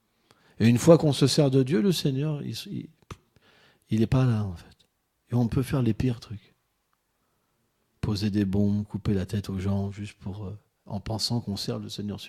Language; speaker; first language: French; native; French